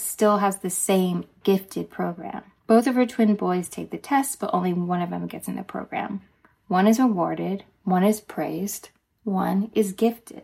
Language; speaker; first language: English; native; English